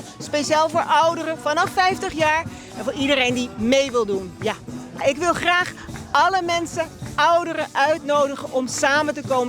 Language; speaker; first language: Dutch; non-native, local second language; Papiamento